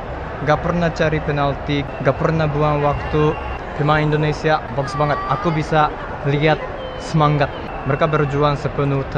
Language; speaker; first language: Indonesian; non-native, fluent; Japanese